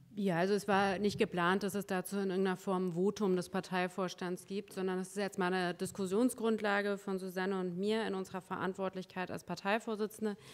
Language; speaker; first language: German; native; German